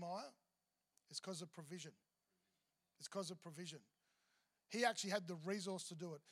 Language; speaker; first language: English; native; English